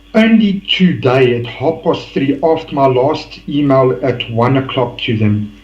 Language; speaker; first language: English; non-native, local second language; Afrikaans